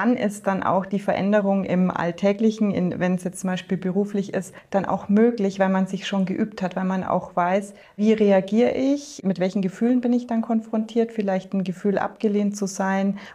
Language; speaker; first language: German; native; German